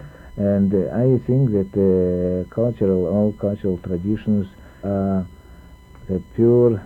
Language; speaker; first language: English; non-native, learner; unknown